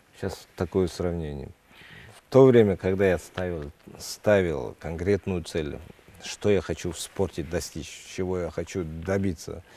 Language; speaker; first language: Russian; non-native, local second language; Kyrgyz